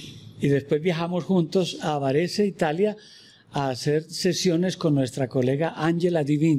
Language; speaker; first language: Spanish; native; Spanish